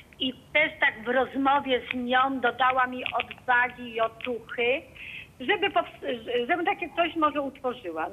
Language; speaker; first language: Polish; native; Polish